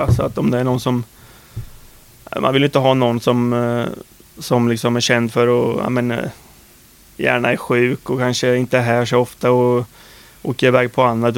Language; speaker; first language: Swedish; native; Swedish